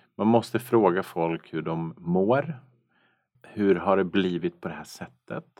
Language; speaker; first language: Swedish; native; Swedish